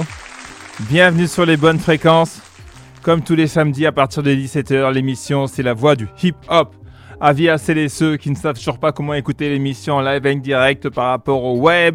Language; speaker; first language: French; native; French